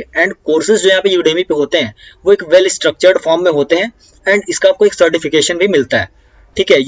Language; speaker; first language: Hindi; native; Hindi